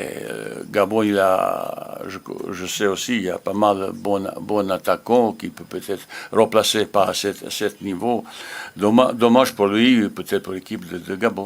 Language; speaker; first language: French; non-native, learner; Bosnian